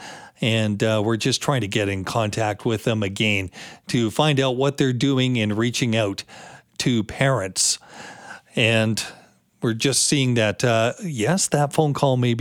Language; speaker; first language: English; native; English